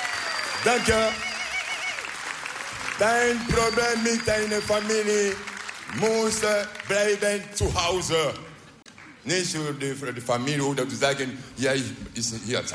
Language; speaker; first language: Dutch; non-native, learner; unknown